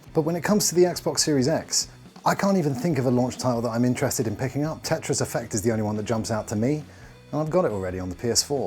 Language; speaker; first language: English; native; English